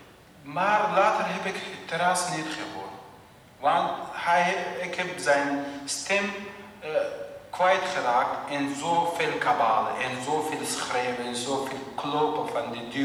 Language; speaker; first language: Dutch; non-native, learner; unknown